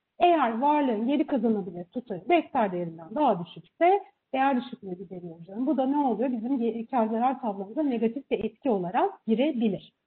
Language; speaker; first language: Turkish; native; Turkish